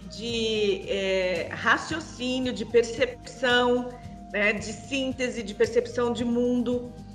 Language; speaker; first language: Portuguese; native; Portuguese